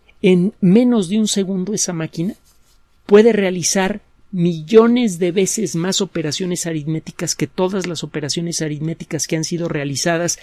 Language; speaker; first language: Spanish; native; Spanish